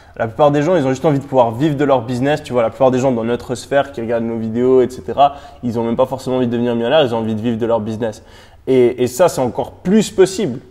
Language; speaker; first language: French; native; French